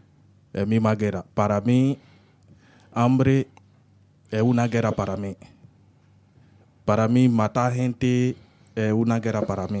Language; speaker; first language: Spanish; non-native, learner; French